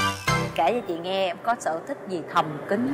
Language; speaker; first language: Vietnamese; native; Vietnamese